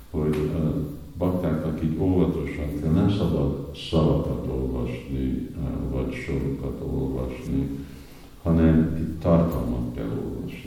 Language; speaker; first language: Hungarian; native; Hungarian